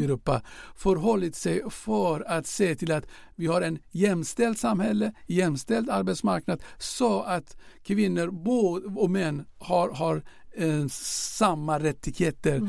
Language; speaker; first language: Swedish; non-native, fluent; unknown